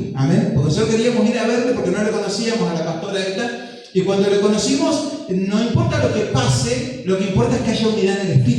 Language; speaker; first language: Spanish; native; Spanish